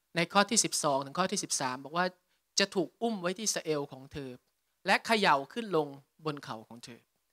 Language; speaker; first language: Thai; native; Thai